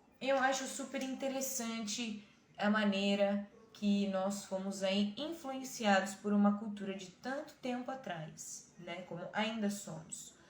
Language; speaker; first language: Portuguese; native; Portuguese